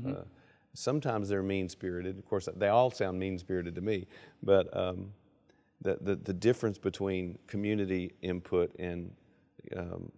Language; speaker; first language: English; native; English